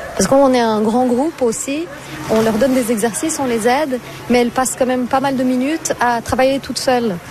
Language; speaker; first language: French; non-native, fluent; Portuguese